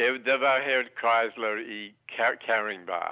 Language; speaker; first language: Swedish; non-native, learner; English